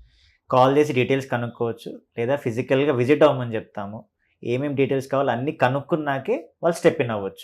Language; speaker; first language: Telugu; native; Telugu